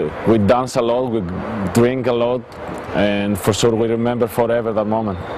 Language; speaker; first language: English; non-native, fluent; Greek